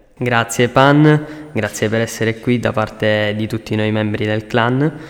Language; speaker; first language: Italian; non-native, fluent; Chinese